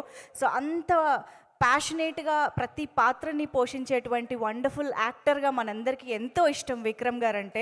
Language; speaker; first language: Telugu; native; Telugu